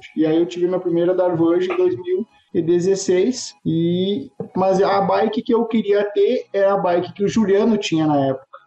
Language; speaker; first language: Portuguese; native; Portuguese